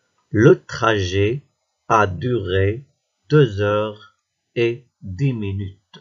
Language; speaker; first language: French; non-native, local second language; Arabic